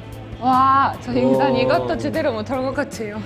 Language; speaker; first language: Korean; non-native, fluent; French